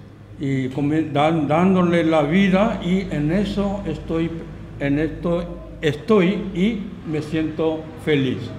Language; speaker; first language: Spanish; non-native, learner; Korean